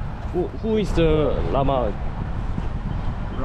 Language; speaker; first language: English; non-native, learner; Korean